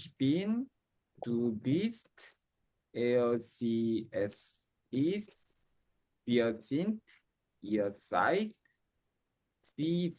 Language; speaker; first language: German; non-native, fluent; Korean